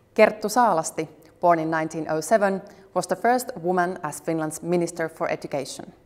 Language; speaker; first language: English; non-native, fluent; Finnish